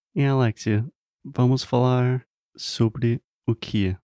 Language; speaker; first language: Portuguese; non-native, fluent; English